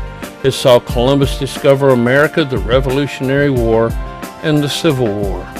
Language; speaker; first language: English; native; English